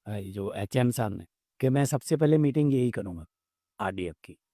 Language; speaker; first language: Hindi; non-native, local second language; Punjabi